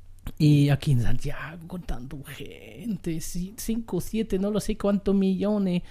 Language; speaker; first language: Spanish; non-native, learner; German